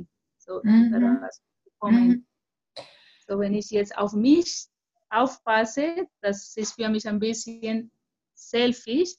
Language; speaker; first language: German; non-native, fluent; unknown